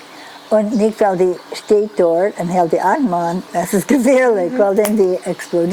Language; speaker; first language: German; non-native, learner; English